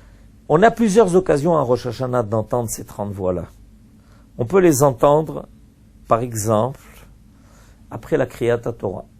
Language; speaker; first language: French; native; French